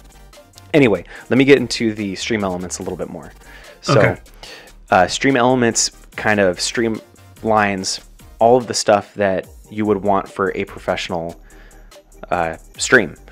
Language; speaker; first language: English; native; English